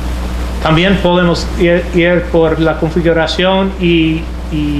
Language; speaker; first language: Spanish; non-native, fluent; English